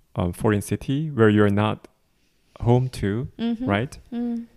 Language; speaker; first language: English; non-native, fluent; Korean